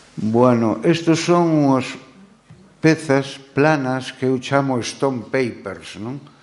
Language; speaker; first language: Galician; non-native, local second language; Spanish